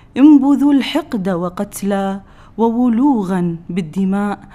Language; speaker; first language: Arabic; native; Arabic